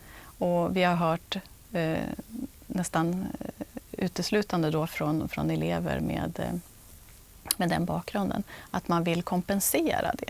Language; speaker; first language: Swedish; native; Swedish